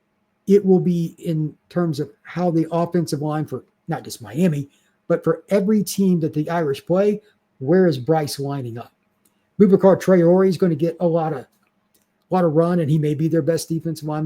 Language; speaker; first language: English; native; English